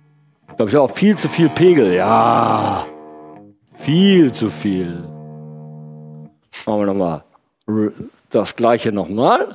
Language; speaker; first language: German; native; German